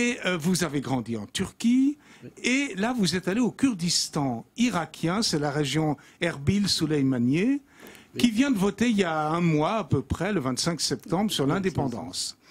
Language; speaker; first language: French; native; French